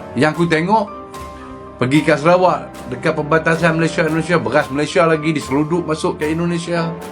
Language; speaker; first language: Malay; native; Malay